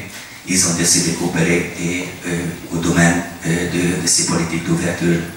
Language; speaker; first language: French; non-native, fluent; Hungarian